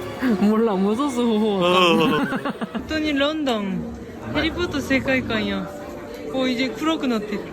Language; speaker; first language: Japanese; non-native, fluent; Korean